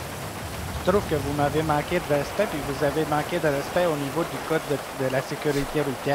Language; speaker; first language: French; native; French